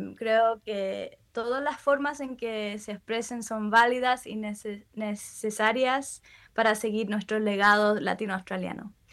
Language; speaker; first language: Spanish; early bilingual, heritage; Spanish